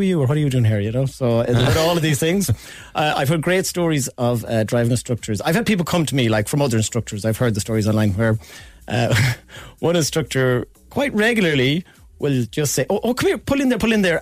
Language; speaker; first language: English; native; English